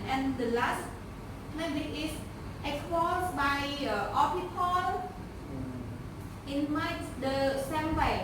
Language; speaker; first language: English; non-native, learner; Khmer